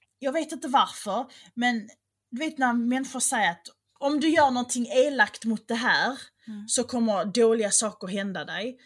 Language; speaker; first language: Swedish; native; Swedish